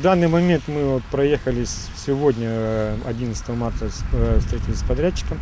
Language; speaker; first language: Russian; native; Russian